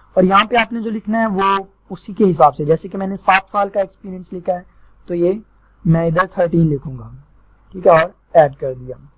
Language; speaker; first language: Urdu; non-native, local second language; Punjabi